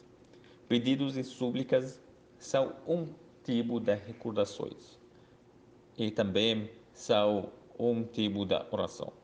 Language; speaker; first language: Portuguese; non-native, learner; Arabic